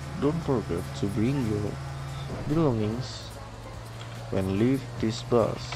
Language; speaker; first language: English; non-native, learner; Indonesian